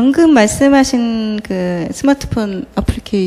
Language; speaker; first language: Korean; native; Korean